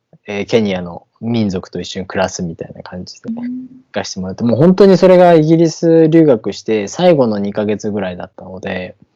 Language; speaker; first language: Japanese; native; Japanese